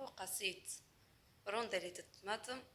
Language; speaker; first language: Arabic; native; Arabic